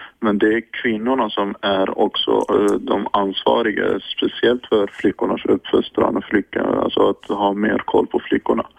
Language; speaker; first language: Swedish; non-native, fluent; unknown